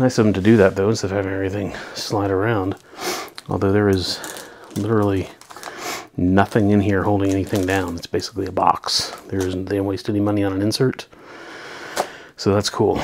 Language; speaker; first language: English; native; English